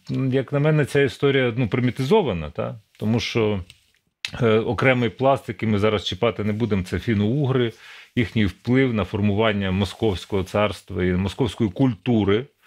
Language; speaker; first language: Ukrainian; native; Ukrainian